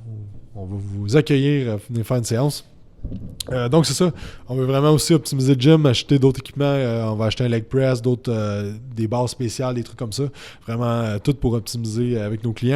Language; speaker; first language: French; native; French